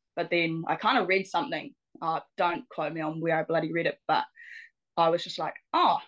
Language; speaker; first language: English; native; English